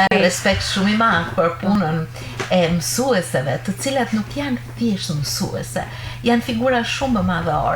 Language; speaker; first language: Albanian; native; Albanian